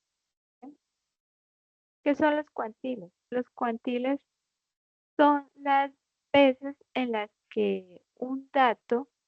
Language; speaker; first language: Spanish; native; Spanish